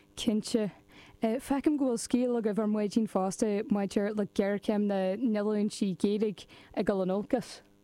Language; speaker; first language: Irish; non-native, local second language; English